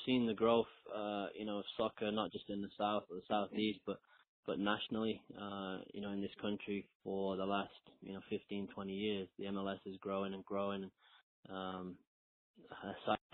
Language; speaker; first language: English; native; English